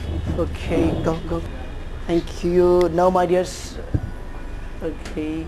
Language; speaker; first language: English; non-native, fluent; Bangla